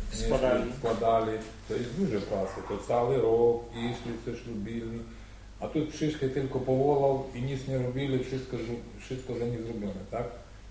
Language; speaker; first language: Polish; non-native, learner; Russian